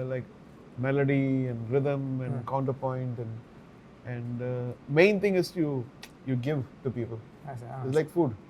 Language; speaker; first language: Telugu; non-native, local second language; Tamil